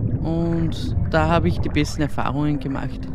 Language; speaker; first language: German; native; German